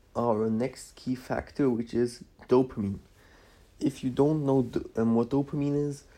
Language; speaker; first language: English; non-native, fluent; Polish